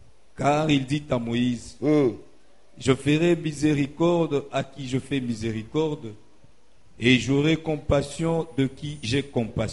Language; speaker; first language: French; non-native, local second language; Lingala